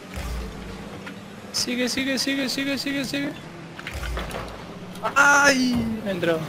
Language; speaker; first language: Spanish; native; Spanish